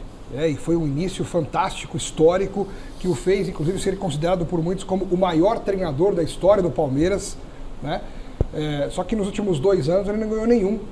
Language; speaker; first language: Portuguese; native; Portuguese